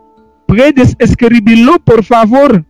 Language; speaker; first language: Spanish; non-native, fluent; Haitian Creole